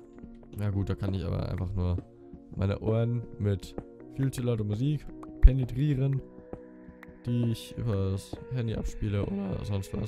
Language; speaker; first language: German; native; German